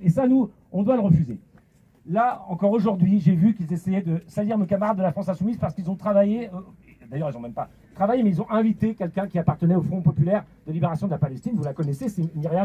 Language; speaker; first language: French; native; French